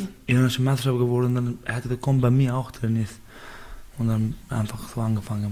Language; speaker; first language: German; non-native, learner; Baluchi